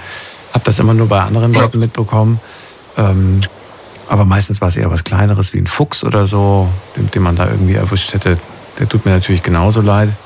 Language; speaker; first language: German; native; German